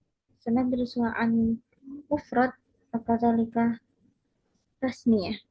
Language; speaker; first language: Arabic; non-native, fluent; Indonesian